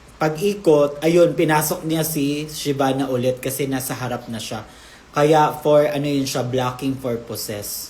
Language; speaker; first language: Filipino; native; Filipino